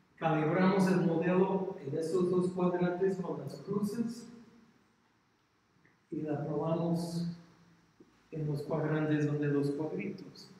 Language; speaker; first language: Spanish; non-native, fluent; English